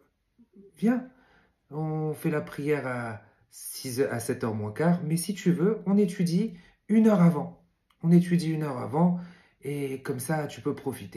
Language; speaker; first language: French; native; French